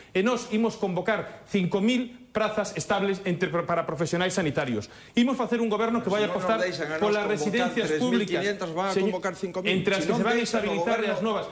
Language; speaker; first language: Galician; native; Galician